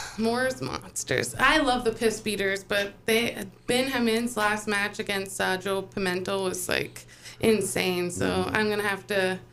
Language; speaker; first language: English; native; English